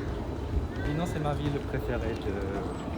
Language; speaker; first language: French; non-native, learner; Japanese